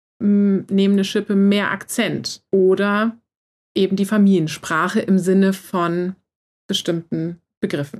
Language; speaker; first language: German; native; German